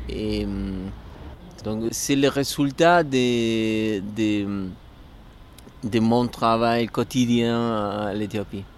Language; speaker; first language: French; non-native, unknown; Spanish